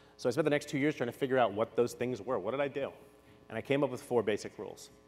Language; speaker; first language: English; native; English